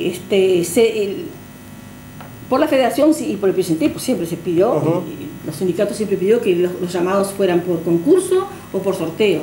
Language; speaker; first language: Spanish; native; Spanish